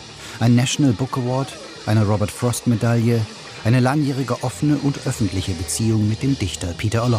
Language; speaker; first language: German; native; German